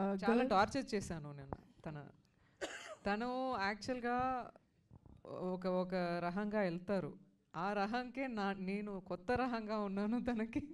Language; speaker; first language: Telugu; non-native, local second language; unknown